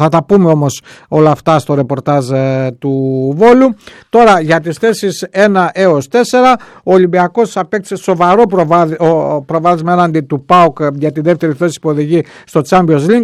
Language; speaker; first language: Greek; native; Greek